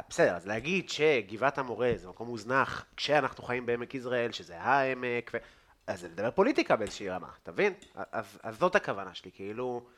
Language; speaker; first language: Hebrew; native; Hebrew